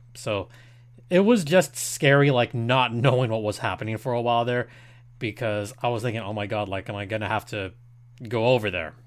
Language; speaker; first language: English; early bilingual, other home language; Spanish